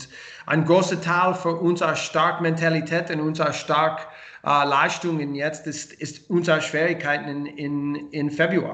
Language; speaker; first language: German; non-native, learner; English